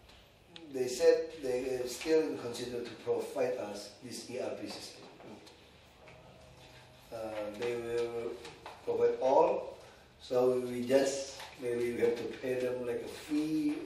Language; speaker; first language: English; non-native, learner; Indonesian